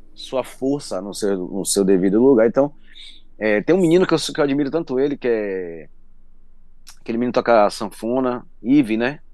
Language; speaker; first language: Portuguese; native; Portuguese